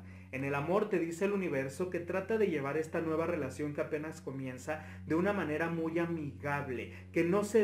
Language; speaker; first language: Spanish; native; Spanish